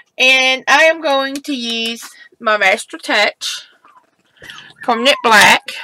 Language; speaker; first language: English; native; English